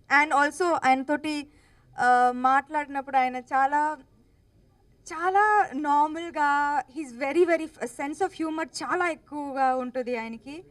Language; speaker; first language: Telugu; non-native, local second language; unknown